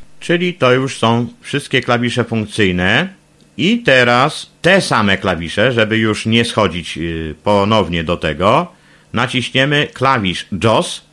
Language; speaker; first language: Polish; native; Polish